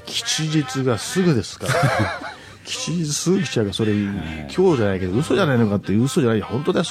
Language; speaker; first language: Japanese; native; Japanese